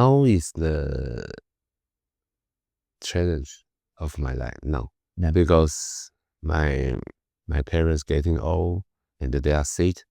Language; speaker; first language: English; non-native, learner; Chinese